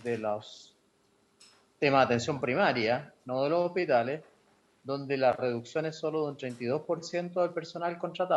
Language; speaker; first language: Spanish; native; Spanish